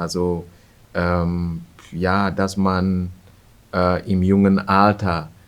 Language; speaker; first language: German; non-native, fluent; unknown